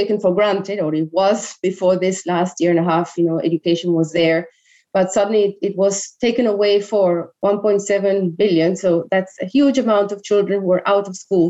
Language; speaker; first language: English; non-native, fluent; Spanish